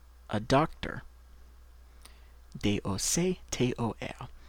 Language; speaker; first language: English; native; English